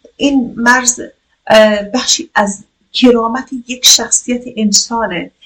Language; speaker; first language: Persian; non-native, local second language; Kurdish